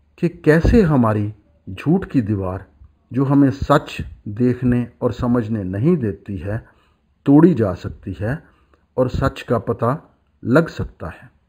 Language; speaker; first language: Hindi; non-native, local second language; Punjabi